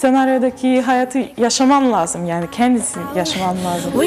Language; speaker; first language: Turkish; non-native, learner; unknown